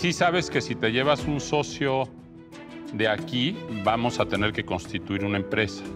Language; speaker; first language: Spanish; native; Spanish